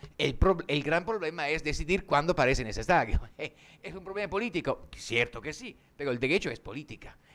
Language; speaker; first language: Spanish; non-native, fluent; Italian